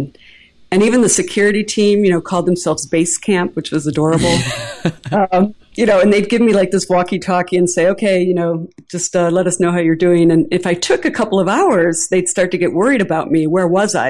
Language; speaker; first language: English; native; English